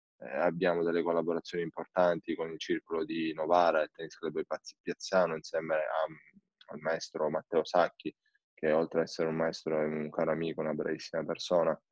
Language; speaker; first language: Italian; native; Italian